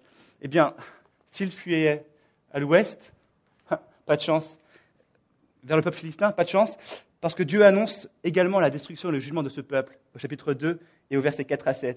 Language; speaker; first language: French; native; French